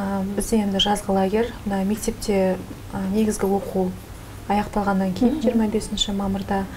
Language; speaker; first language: Kazakh; native; Kazakh